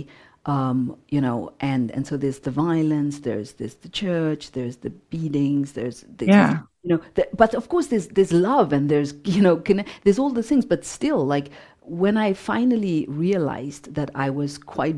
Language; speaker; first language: English; non-native, local second language; Shona